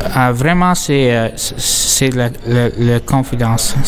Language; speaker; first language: French; non-native, local second language; English